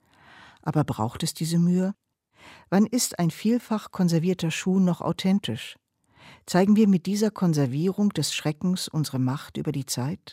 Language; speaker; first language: German; native; German